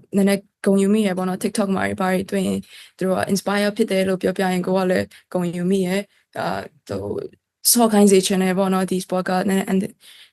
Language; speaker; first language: Burmese; non-native, local second language; Kachin